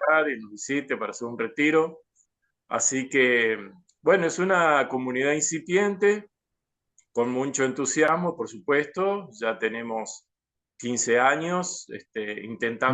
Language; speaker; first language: Spanish; native; Spanish